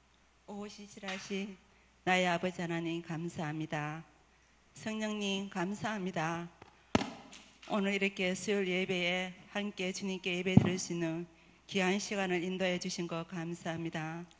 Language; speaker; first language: Korean; native; Korean